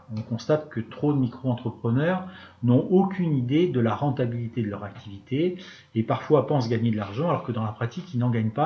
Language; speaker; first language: French; native; French